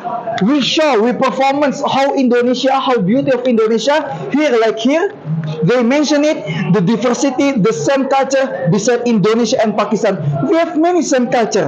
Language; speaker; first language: English; non-native, learner; Indonesian